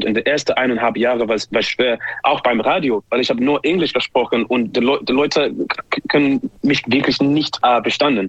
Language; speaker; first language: German; non-native, learner; English